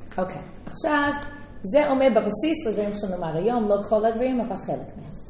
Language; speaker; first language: Hebrew; native; Hebrew